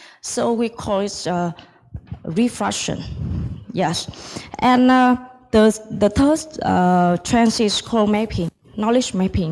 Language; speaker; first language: English; non-native, fluent; Vietnamese